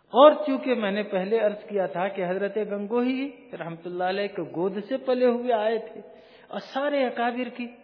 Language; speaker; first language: Urdu; native; Urdu